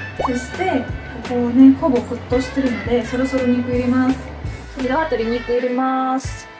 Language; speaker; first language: Japanese; non-native, fluent; Russian